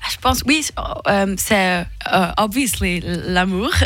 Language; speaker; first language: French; non-native, local second language; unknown